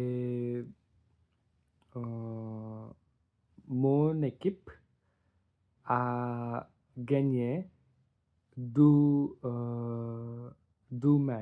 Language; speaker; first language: French; non-native, learner; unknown